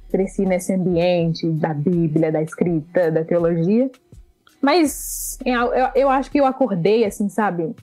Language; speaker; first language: Portuguese; early bilingual, other home language; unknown